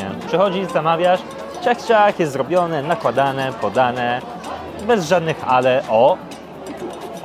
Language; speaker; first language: Polish; non-native, fluent; Italian